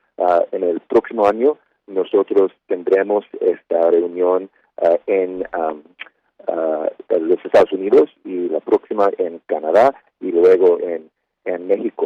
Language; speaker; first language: Spanish; early bilingual, heritage; Spanish